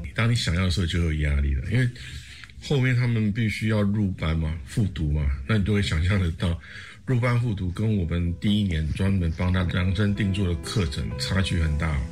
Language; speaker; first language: Chinese; native; Chinese